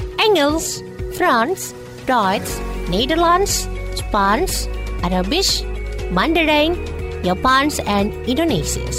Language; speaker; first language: Dutch; non-native, fluent; Indonesian